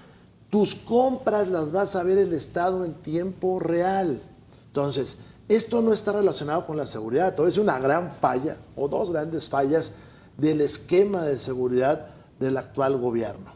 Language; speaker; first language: Spanish; native; Spanish